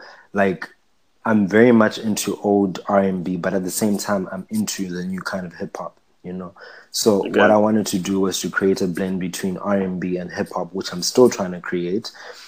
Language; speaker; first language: English; non-native, local second language; Shona